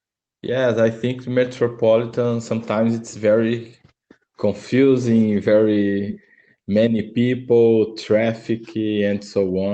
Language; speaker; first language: English; non-native, learner; Portuguese